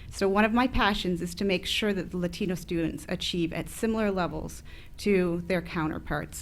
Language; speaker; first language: English; early bilingual, other home language; Spanish